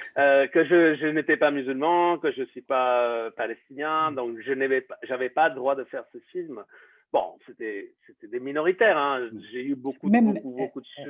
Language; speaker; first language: French; non-native, fluent; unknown